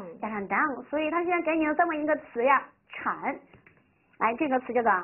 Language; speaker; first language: Chinese; native; Chinese